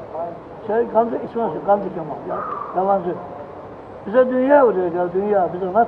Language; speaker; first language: Turkish; native; Turkish